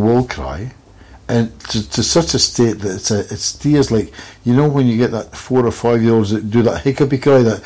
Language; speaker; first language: English; native; English